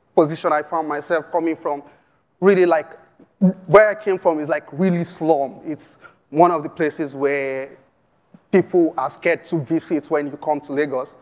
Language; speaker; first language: English; non-native, local second language; Yoruba